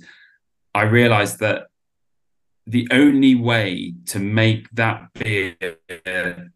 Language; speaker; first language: English; native; English